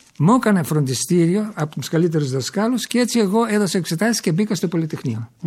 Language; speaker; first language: Greek; early bilingual, heritage; Greek